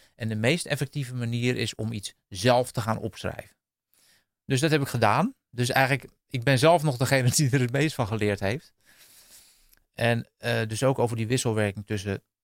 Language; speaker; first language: Dutch; native; Dutch